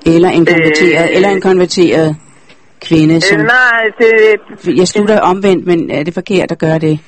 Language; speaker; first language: Danish; native; Danish